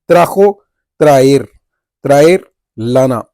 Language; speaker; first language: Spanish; non-native, fluent; Urdu